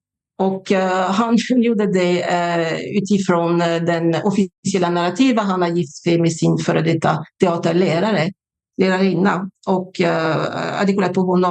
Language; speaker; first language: Swedish; non-native, fluent; French